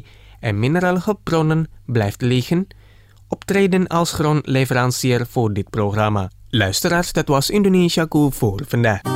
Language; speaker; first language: Dutch; non-native, fluent; Indonesian